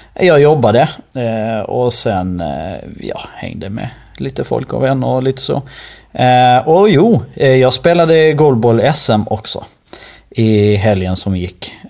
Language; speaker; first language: Swedish; early bilingual, other home language; Albanian